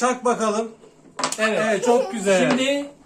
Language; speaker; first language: Turkish; native; Turkish